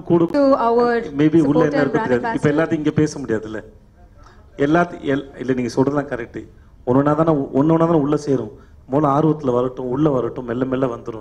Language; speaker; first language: Tamil; native; Tamil